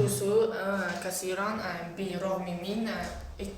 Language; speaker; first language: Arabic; non-native, learner; Uzbek